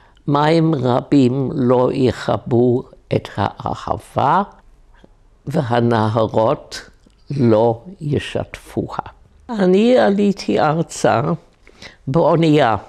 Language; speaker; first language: Hebrew; non-native, fluent; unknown